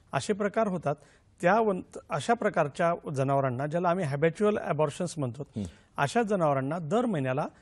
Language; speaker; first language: Marathi; native; Marathi